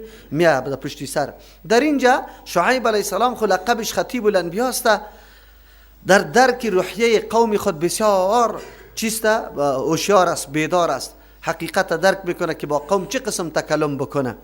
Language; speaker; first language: Persian; native; Persian